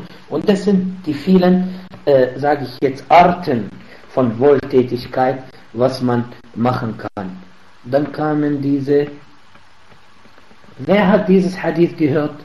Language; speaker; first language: German; non-native, fluent; Arabic